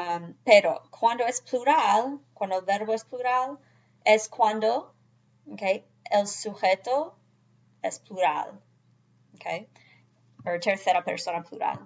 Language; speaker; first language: Spanish; non-native, fluent; English